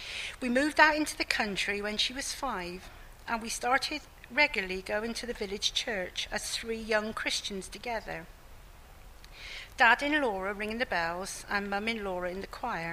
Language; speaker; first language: English; native; English